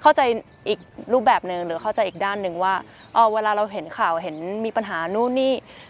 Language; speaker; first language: Thai; native; Thai